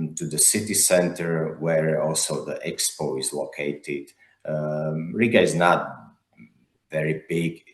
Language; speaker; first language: English; non-native, fluent; Slovak